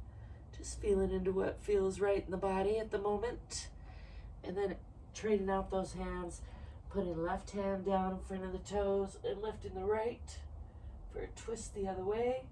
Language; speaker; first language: English; native; English